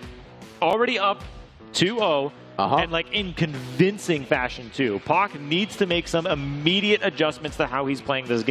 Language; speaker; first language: English; native; English